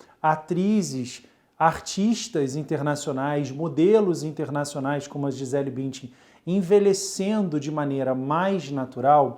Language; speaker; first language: Portuguese; native; Portuguese